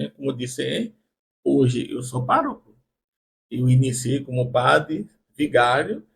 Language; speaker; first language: Portuguese; non-native, fluent; Haitian Creole